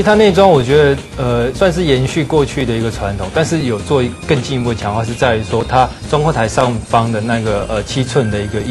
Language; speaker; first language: Chinese; native; Chinese